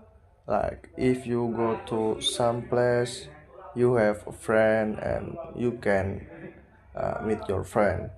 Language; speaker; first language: English; non-native, learner; Indonesian